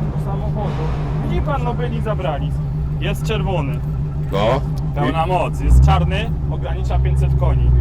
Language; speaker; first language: Polish; non-native, fluent; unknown